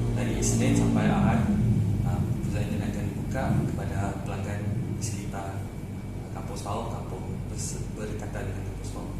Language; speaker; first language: Malay; native; Malay